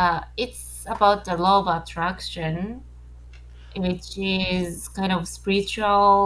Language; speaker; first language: English; non-native, learner; Japanese